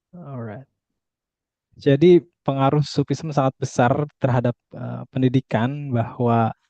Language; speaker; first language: Indonesian; native; Indonesian